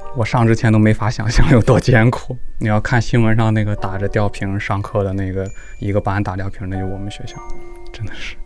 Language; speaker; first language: Chinese; native; Chinese